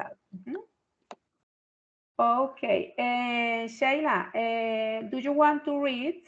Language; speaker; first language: English; non-native, fluent; Spanish